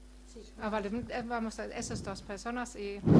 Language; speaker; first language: Spanish; non-native, fluent; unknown